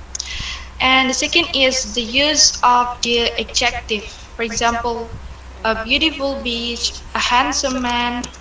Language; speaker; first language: English; non-native, learner; Indonesian